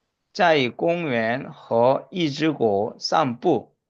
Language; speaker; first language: Chinese; non-native, fluent; Korean